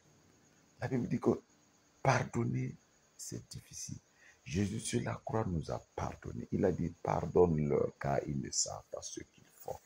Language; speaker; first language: French; non-native, local second language; Mossi